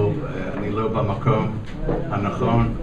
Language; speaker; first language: Hebrew; non-native, fluent; English